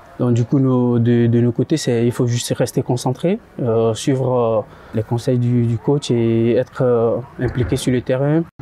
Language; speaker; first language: French; non-native, local second language; Ewe